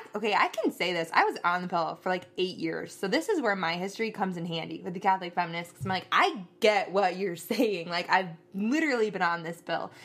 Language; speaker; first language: English; native; English